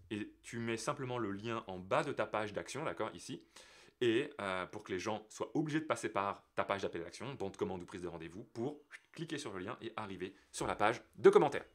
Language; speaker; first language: French; native; French